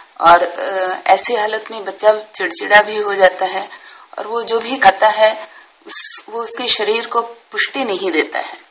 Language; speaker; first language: Hindi; non-native, local second language; Marathi